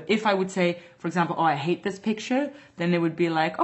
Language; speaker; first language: English; non-native, fluent; Dutch